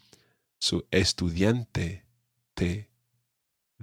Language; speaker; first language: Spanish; non-native, fluent; English